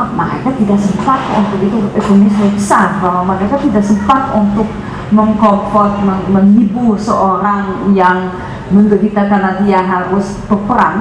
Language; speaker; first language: Indonesian; non-native, fluent; Dutch